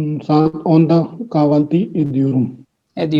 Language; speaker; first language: Turkish; non-native, learner; Urdu